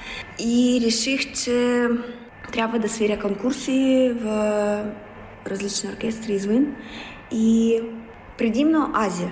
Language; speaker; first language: Bulgarian; non-native, learner; Russian